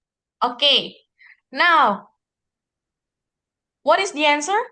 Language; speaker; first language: English; non-native, fluent; Indonesian